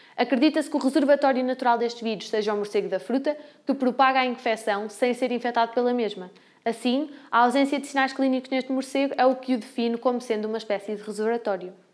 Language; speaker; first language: Portuguese; native; Portuguese